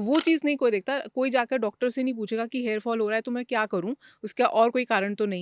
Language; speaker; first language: Hindi; native; Hindi